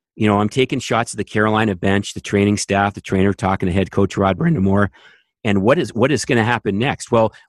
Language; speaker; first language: English; native; English